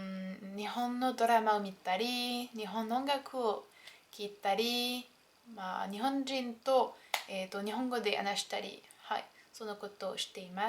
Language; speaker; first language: Japanese; non-native, learner; French